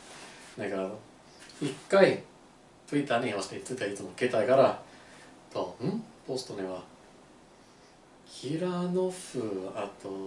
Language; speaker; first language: Japanese; non-native, learner; English